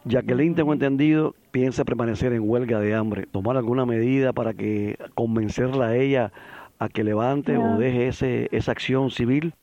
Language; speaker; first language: Spanish; native; Spanish